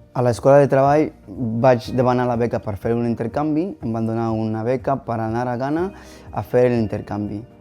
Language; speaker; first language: Catalan; non-native, fluent; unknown